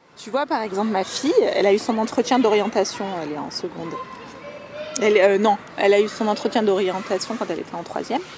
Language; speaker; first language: French; native; French